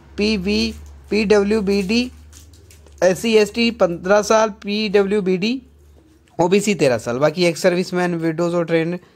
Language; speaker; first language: Hindi; non-native, local second language; Punjabi